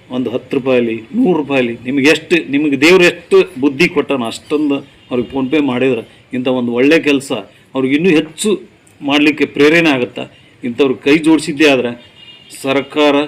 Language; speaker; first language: Kannada; native; Kannada